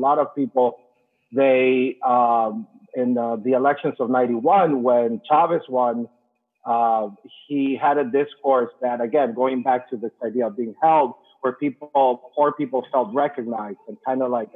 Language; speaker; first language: English; non-native, fluent; Spanish